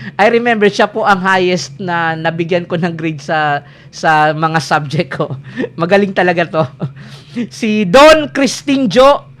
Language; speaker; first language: Filipino; non-native, local second language; Bikol